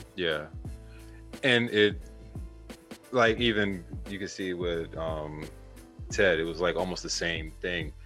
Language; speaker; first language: English; native; English